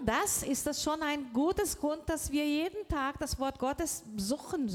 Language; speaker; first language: German; non-native, learner; Portuguese